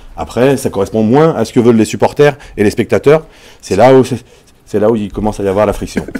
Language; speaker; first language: French; native; French